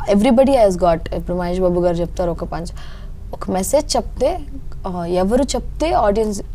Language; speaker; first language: Telugu; early bilingual, heritage; Telugu